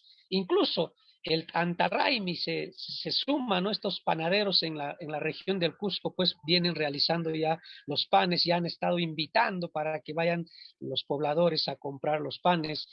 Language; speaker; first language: Spanish; non-native, local second language; Quechua